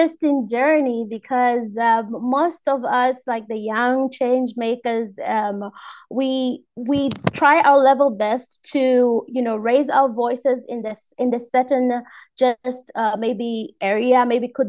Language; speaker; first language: English; non-native, local second language; Swahili